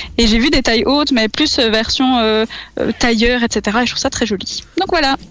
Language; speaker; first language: French; native; French